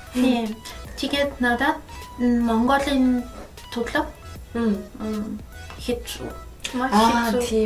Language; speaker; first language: Mongolian; non-native, learner; Spanish